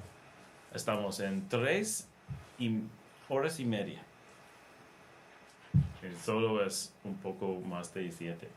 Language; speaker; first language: Spanish; non-native, learner; English